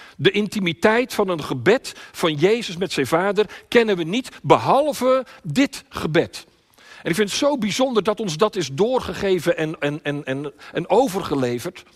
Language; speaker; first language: Dutch; native; Dutch